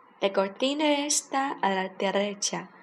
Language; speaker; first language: Spanish; non-native, fluent; Chinese